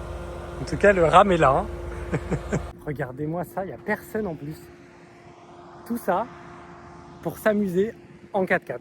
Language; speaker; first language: French; native; French